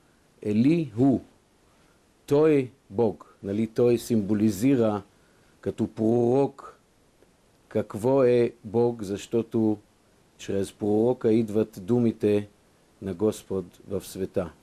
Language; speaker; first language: Bulgarian; non-native, fluent; Hebrew